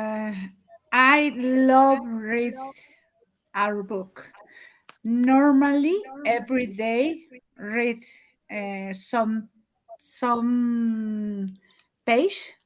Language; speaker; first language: English; non-native, learner; Spanish